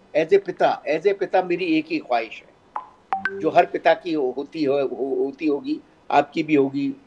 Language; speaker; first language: Hindi; native; Hindi